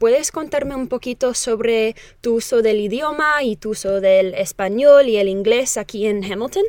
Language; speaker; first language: Spanish; non-native, fluent; English